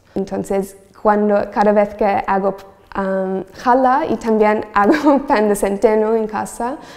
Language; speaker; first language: Spanish; non-native, learner; English